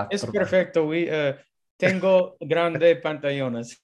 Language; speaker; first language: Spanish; non-native, learner; English